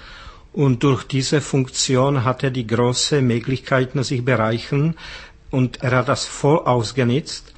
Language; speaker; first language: German; non-native, fluent; Czech